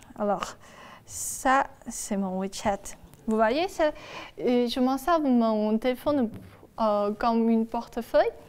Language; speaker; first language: French; non-native, fluent; Chinese